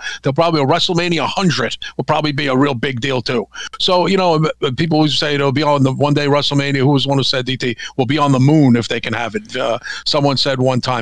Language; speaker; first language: English; native; English